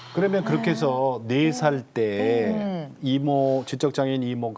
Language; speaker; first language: Korean; native; Korean